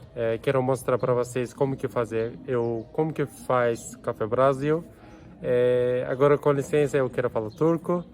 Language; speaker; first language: Portuguese; non-native, learner; Turkish